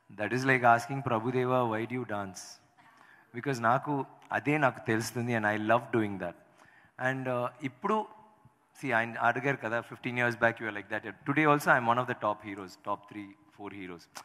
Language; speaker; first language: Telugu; non-native, learner; Tamil